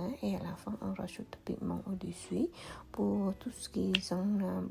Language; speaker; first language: French; non-native, fluent; Khmer